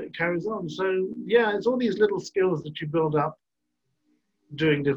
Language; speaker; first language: English; native; English